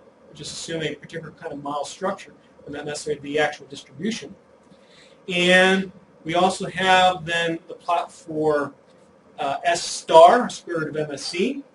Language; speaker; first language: English; native; English